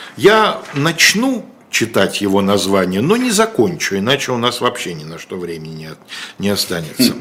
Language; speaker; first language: Russian; native; Russian